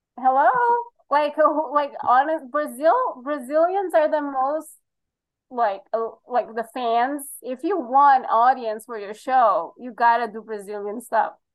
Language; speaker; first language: English; non-native, fluent; Portuguese